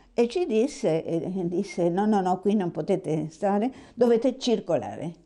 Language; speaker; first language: Italian; early bilingual, heritage; Italian